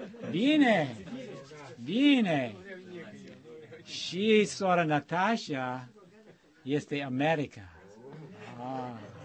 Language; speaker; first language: Romanian; non-native, learner; English